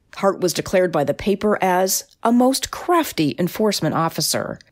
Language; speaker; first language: English; native; English